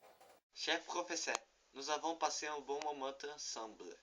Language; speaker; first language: French; non-native, learner; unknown